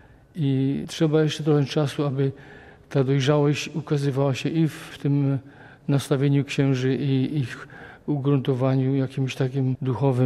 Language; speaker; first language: Polish; native; Polish